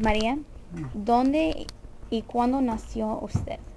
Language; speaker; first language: Spanish; early bilingual, heritage; Spanish